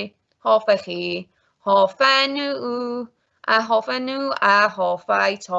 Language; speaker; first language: Welsh; non-native, local second language; English